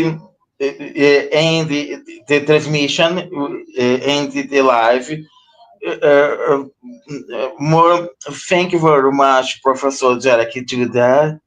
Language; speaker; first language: English; non-native, learner; Portuguese